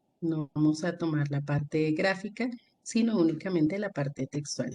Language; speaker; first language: Spanish; native; Spanish